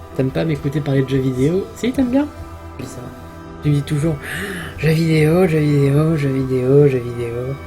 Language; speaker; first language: French; native; French